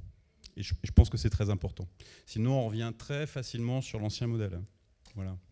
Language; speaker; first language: French; native; French